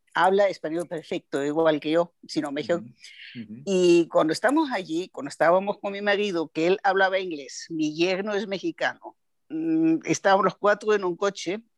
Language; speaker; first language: Spanish; non-native, fluent; German